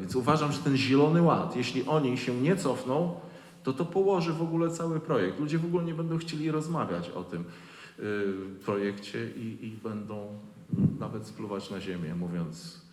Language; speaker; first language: Polish; native; Polish